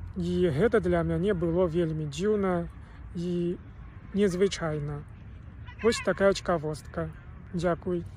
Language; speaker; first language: Belarusian; non-native, learner; Chinese